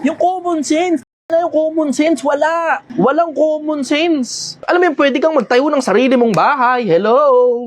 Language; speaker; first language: Filipino; native; Filipino